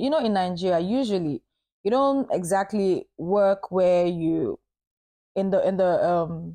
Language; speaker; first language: English; non-native, local second language; Yoruba